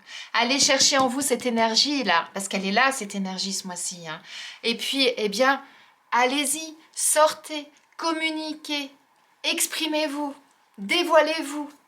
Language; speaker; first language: French; native; French